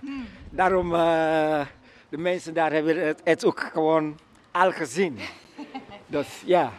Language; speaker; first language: Dutch; non-native, learner; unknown